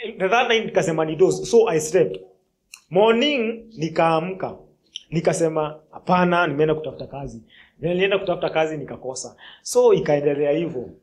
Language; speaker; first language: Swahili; non-native, local second language; Kikuyu